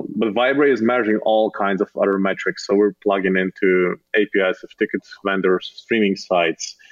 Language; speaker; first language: English; non-native, fluent; Slovenian